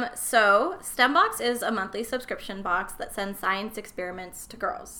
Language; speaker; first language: English; native; English